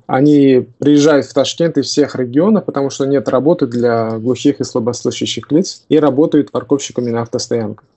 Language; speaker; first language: Russian; non-native, local second language; Tajik